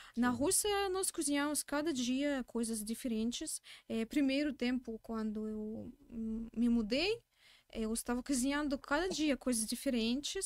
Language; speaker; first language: Portuguese; non-native, learner; Russian